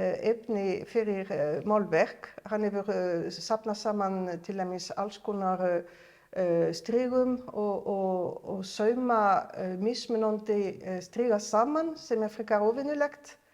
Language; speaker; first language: Icelandic; non-native, fluent; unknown